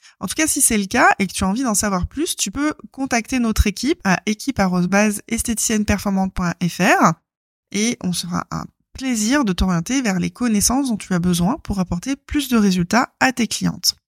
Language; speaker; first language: French; native; French